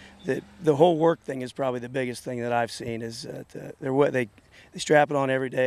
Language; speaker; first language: English; native; English